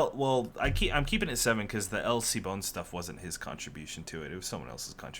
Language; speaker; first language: English; native; English